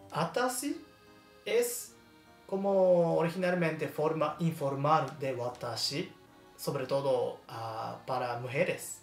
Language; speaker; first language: Spanish; non-native, learner; Japanese